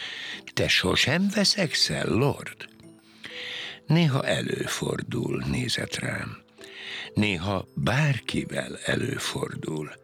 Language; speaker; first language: Hungarian; native; Hungarian